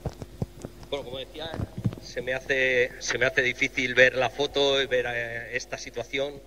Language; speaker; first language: Spanish; native; Spanish